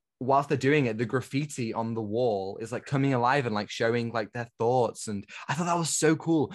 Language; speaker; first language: English; native; English